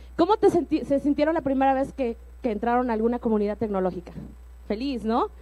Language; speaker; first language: Spanish; native; Spanish